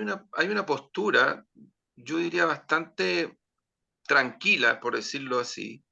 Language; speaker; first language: Spanish; native; Spanish